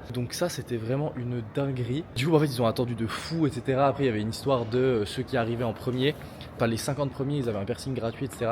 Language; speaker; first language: French; native; French